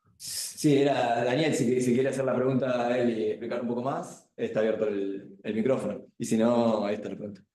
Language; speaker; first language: Spanish; native; Spanish